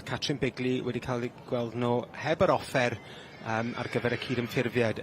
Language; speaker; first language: Welsh; native; Welsh